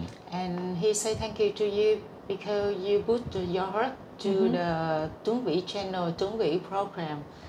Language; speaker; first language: English; non-native, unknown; Vietnamese